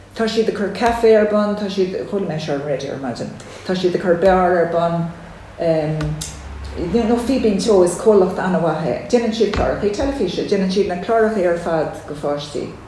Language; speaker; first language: Irish; native; Irish